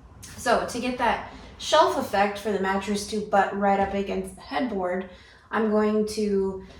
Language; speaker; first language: English; native; English